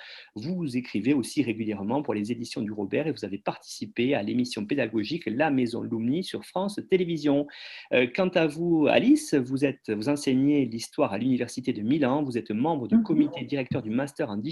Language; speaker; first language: French; native; French